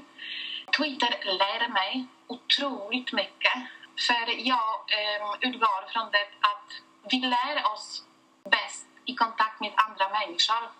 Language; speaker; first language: Swedish; non-native, fluent; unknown